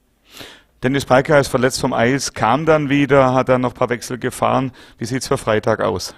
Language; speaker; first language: German; native; German